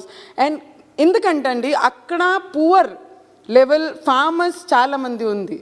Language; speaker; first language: Telugu; non-native, learner; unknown